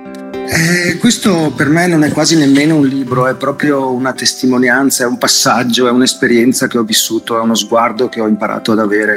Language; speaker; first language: Italian; native; Italian